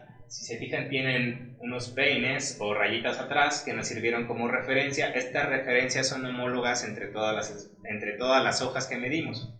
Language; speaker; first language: Spanish; native; Spanish